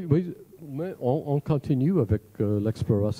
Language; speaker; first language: French; non-native, fluent; English